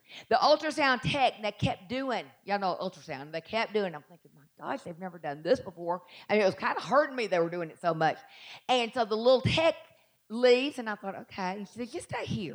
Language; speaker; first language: English; native; English